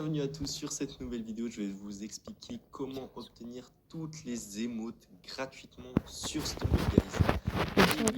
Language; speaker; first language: French; native; French